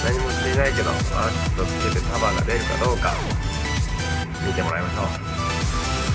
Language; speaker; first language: Japanese; native; Japanese